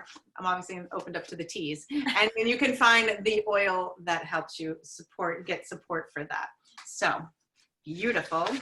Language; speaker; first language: English; native; English